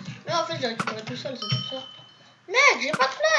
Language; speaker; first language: French; native; French